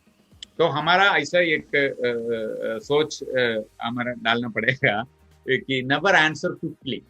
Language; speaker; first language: Hindi; non-native, local second language; Malayalam